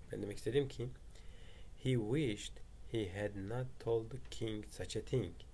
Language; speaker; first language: English; non-native, fluent; Turkish